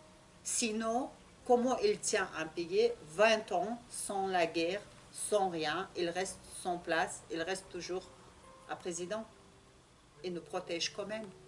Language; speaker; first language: French; non-native, learner; Russian